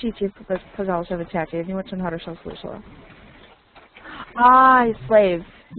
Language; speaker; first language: Russian; non-native, learner; English